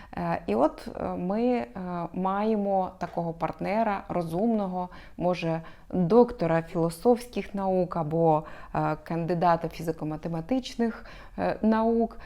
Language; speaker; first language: Ukrainian; non-native, local second language; Russian